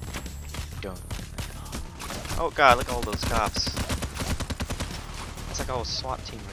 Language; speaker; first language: English; non-native, fluent; Swedish